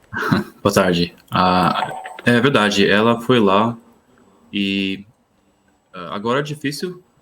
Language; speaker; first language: Portuguese; non-native, learner; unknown